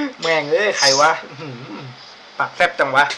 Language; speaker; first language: Thai; native; Thai